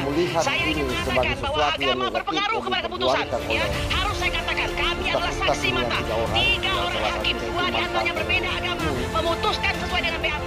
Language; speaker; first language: Indonesian; native; Indonesian